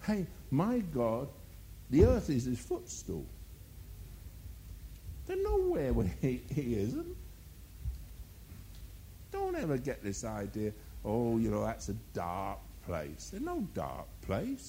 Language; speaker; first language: English; native; English